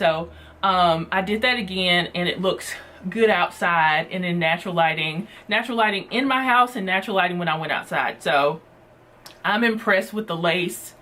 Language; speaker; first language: English; native; English